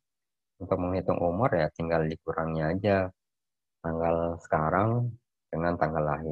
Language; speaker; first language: Indonesian; native; Indonesian